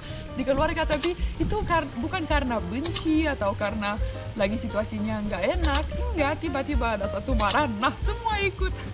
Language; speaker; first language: Indonesian; non-native, fluent; Romanian